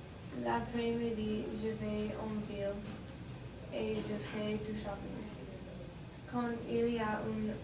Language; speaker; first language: French; non-native, learner; English